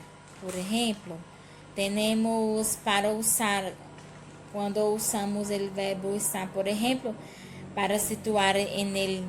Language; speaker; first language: Spanish; non-native, learner; Portuguese